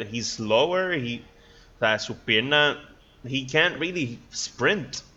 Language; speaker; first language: English; non-native, local second language; Spanish